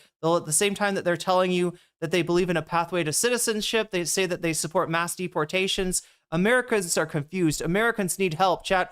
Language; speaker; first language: English; native; English